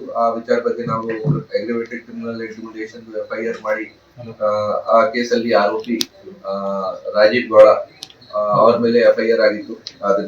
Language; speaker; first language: Kannada; non-native, fluent; Hindi